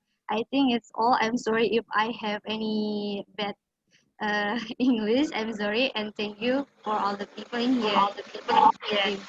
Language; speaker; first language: English; non-native, learner; Indonesian